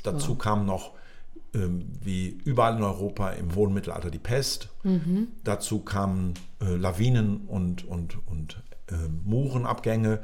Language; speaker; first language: German; native; German